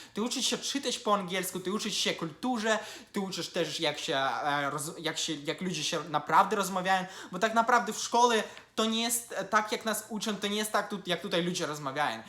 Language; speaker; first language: Polish; non-native, fluent; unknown